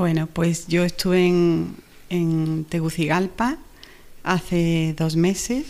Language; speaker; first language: Spanish; native; Spanish